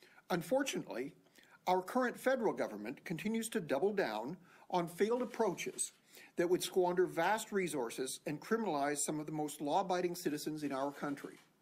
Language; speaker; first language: English; native; English